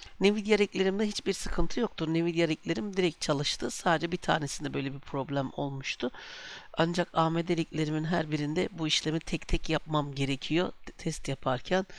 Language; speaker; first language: Turkish; native; Turkish